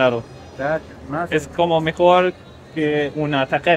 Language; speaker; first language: Spanish; non-native, learner; German